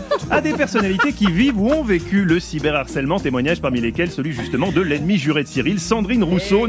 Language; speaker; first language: French; native; French